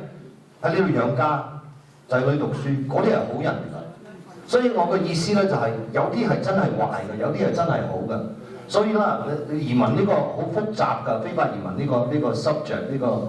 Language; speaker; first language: Cantonese; native; Cantonese